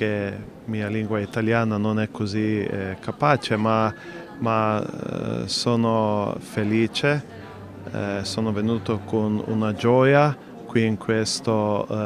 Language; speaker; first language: Italian; non-native, learner; Slovenian